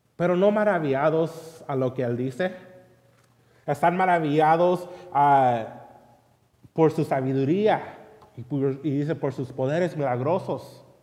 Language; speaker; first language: Spanish; early bilingual, heritage; Spanish